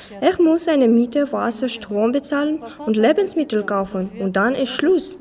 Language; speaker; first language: German; non-native, learner; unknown